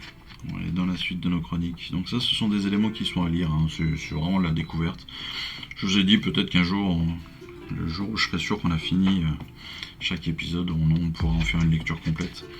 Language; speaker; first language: French; native; French